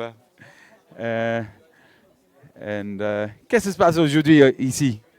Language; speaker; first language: French; non-native, learner; English